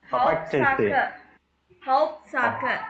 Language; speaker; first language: German; non-native, fluent; Tamil